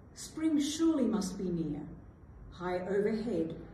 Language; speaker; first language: English; native; English